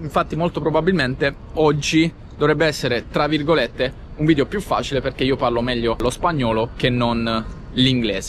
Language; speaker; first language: Italian; native; Italian